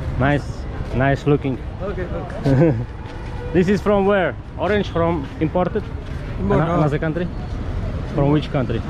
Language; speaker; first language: English; non-native, learner; Ukrainian